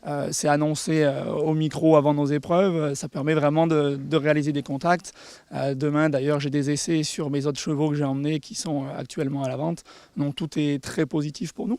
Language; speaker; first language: French; native; French